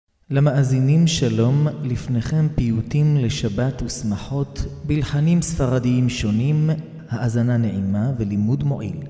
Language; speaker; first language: Hebrew; native; Hebrew